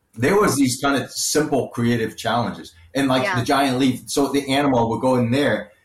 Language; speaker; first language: English; early bilingual, other home language; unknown